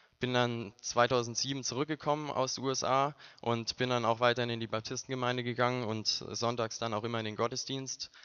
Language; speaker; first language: German; native; German